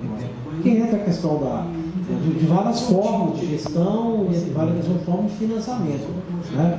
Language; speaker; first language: Portuguese; native; Portuguese